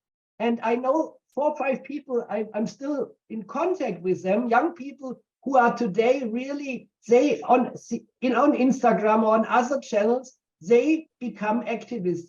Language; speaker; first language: English; non-native, fluent; German